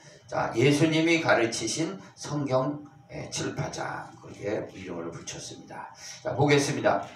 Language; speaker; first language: Korean; native; Korean